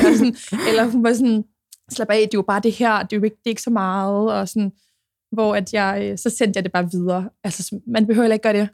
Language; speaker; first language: Danish; early bilingual, other home language; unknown